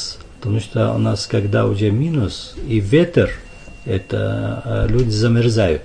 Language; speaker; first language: Russian; non-native, fluent; Arabic